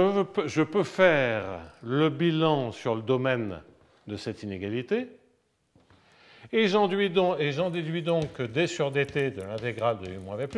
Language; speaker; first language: French; native; French